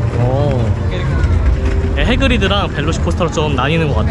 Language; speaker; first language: Korean; native; Korean